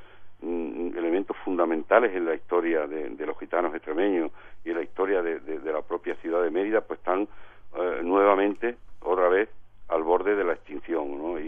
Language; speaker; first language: Spanish; native; Spanish